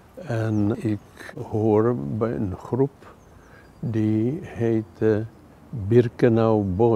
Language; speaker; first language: Dutch; non-native, fluent; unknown